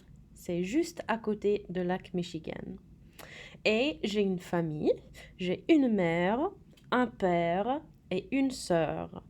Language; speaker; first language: French; non-native, fluent; English